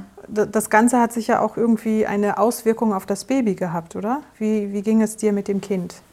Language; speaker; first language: German; native; German